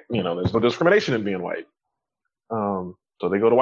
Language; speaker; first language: English; native; English